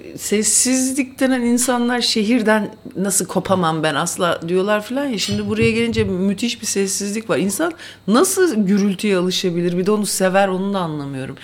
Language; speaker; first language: Turkish; native; Turkish